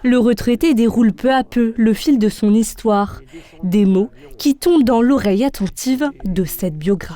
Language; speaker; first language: French; native; French